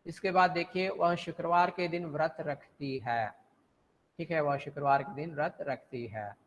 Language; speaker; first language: Hindi; non-native, local second language; Telugu